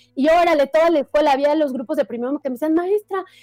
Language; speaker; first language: Spanish; native; Spanish